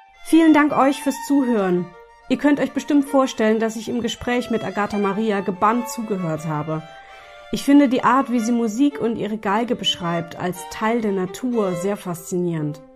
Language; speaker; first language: German; native; German